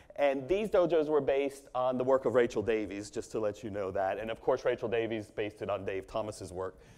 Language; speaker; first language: English; native; English